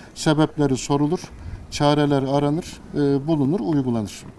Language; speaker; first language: Turkish; native; Turkish